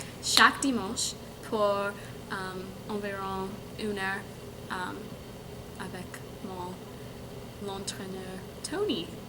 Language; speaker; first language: French; non-native, learner; English